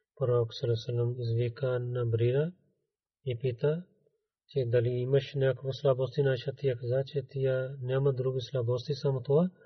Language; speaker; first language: Bulgarian; non-native, learner; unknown